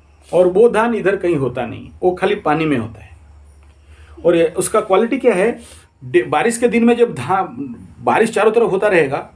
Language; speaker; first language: Hindi; non-native, local second language; Odia